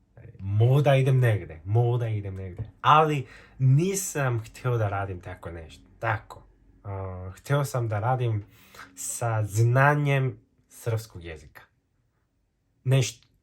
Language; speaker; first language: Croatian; non-native, fluent; Korean